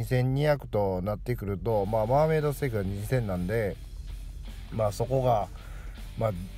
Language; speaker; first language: Japanese; native; Japanese